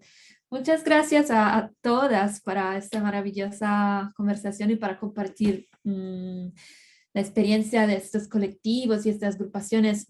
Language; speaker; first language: Spanish; non-native, fluent; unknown